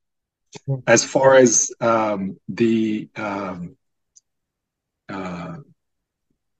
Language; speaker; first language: English; non-native, fluent; Arabic